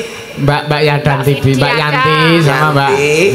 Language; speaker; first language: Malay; non-native, local second language; Javanese